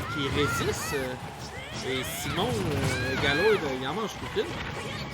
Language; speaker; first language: French; native; French